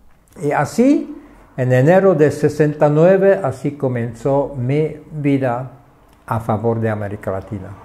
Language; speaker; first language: Spanish; non-native, fluent; Czech